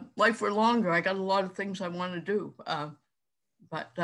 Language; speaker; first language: English; native; English